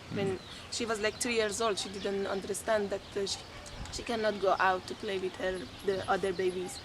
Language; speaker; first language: English; non-native, fluent; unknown